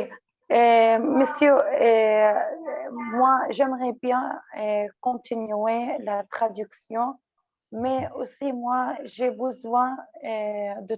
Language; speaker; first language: French; non-native, fluent; Arabic